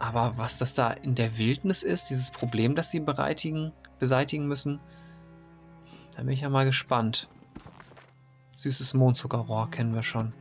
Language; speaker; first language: German; native; German